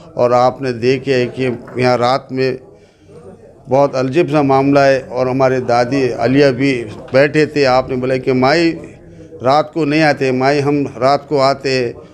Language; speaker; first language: Hindi; non-native, local second language; Urdu